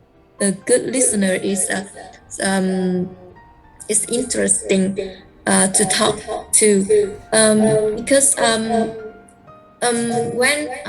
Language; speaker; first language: English; non-native, learner; Vietnamese